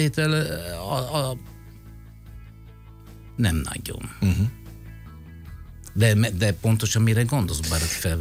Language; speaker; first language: Hungarian; non-native, learner; Italian